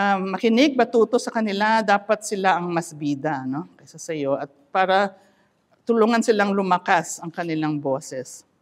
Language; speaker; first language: Filipino; non-native, local second language; Iloko